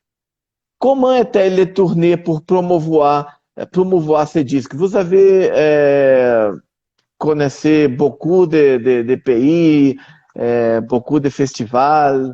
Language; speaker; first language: French; non-native, learner; Portuguese